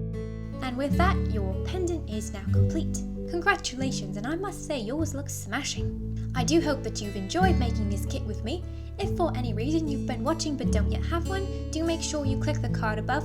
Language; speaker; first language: English; native; English